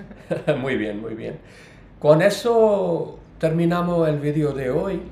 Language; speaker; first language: Spanish; non-native, learner; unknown